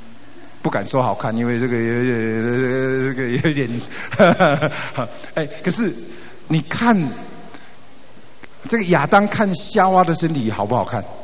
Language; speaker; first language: Chinese; native; Chinese